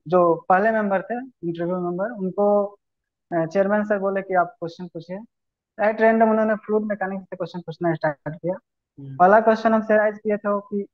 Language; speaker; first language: Hindi; native; Hindi